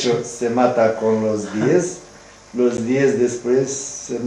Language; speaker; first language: Spanish; non-native, learner; Romanian